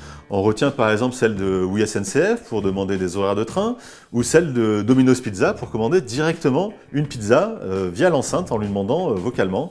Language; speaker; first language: French; native; French